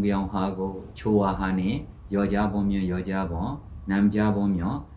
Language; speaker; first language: Korean; non-native, learner; Burmese